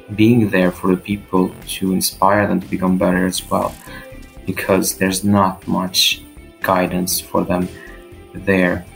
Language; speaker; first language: English; non-native, fluent; Albanian